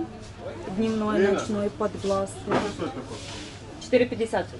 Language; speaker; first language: Russian; native; Russian